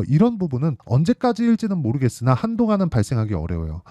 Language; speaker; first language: Korean; native; Korean